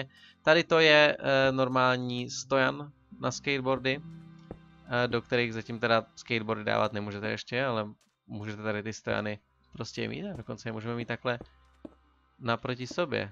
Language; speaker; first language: Czech; native; Czech